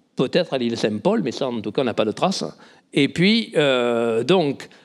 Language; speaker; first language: French; native; French